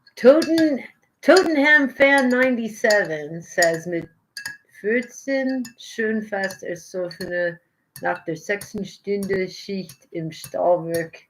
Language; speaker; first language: German; non-native, learner; English